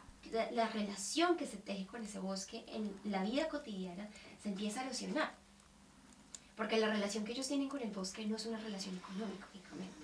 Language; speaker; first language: Spanish; native; Spanish